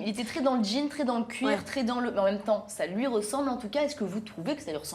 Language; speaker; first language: French; native; French